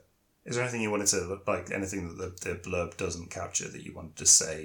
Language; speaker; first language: English; native; English